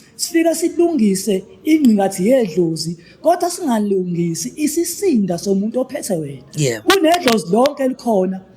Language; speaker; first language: Zulu; native; Zulu